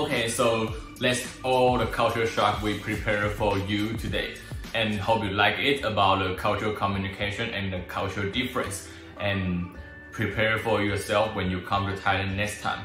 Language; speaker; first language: English; non-native, learner; Chinese